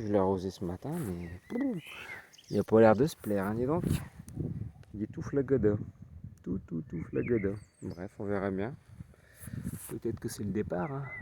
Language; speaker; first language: French; native; French